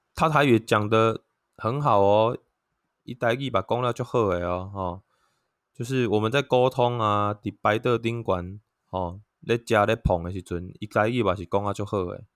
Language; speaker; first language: Chinese; non-native, local second language; Min Nan Chinese